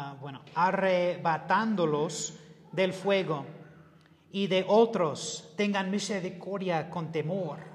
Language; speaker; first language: Spanish; non-native, learner; English